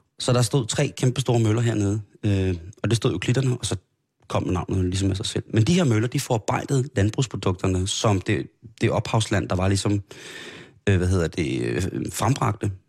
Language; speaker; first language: Danish; native; Danish